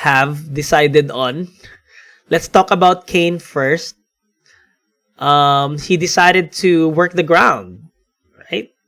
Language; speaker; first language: English; non-native, local second language; Filipino